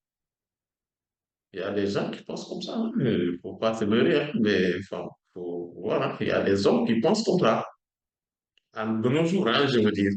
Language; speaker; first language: French; non-native, local second language; Wolof